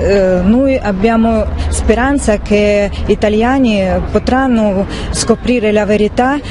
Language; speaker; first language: Italian; non-native, learner; Russian